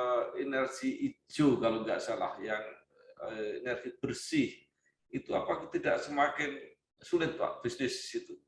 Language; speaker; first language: Indonesian; native; Indonesian